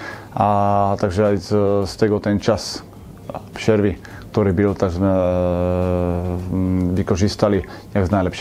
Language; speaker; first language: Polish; non-native, learner; Slovak